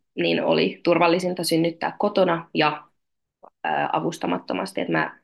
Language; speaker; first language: Finnish; non-native, fluent; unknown